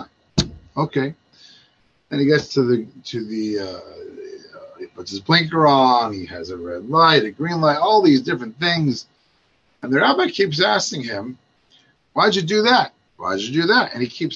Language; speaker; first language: English; native; English